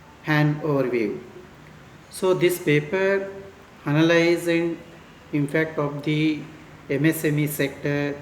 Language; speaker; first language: English; non-native, local second language; Kannada